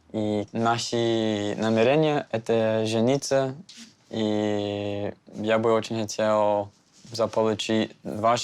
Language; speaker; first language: Russian; non-native, learner; English